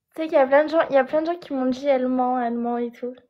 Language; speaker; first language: French; native; French